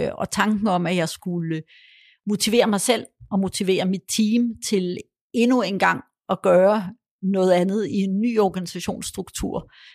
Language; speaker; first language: Danish; early bilingual, other home language; Polish